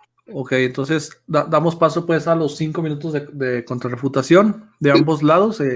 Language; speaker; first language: Spanish; native; Spanish